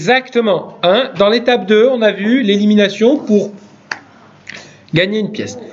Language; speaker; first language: French; native; French